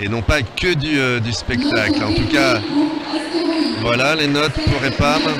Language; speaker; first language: French; native; French